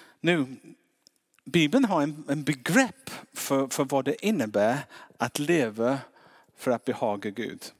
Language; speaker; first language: Swedish; non-native, fluent; English